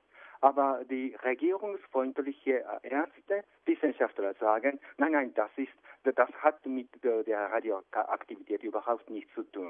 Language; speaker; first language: German; non-native, fluent; Japanese